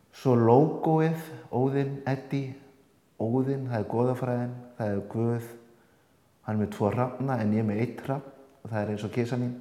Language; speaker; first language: Icelandic; early bilingual, other home language; Indonesian